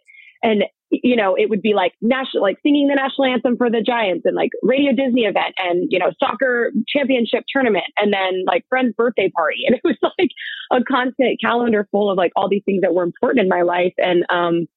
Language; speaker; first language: English; native; English